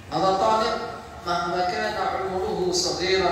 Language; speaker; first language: Arabic; non-native, fluent; Indonesian